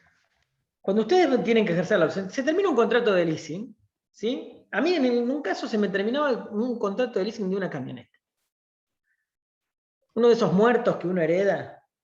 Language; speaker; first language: Spanish; native; Spanish